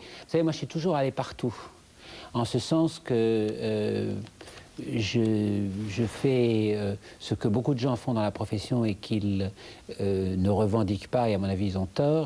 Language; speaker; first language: French; native; French